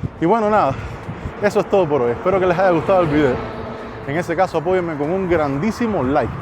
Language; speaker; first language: Spanish; native; Spanish